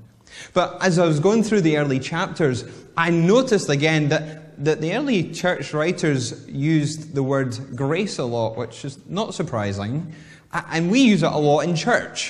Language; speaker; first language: English; native; English